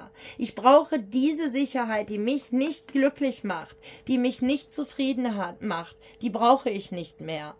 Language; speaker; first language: German; native; German